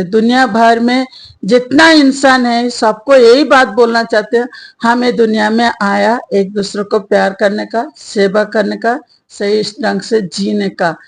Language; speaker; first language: Hindi; non-native, local second language; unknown